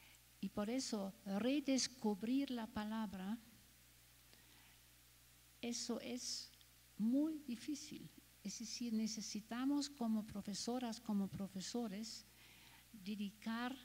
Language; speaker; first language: Spanish; non-native, fluent; German